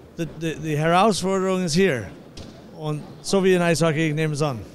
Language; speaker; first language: German; non-native, fluent; English